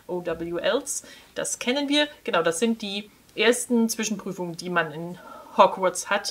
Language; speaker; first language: German; native; German